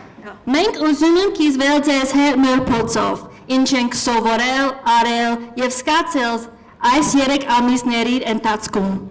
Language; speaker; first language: Armenian; non-native, learner; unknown